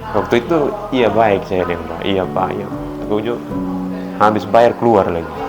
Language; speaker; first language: Indonesian; non-native, local second language; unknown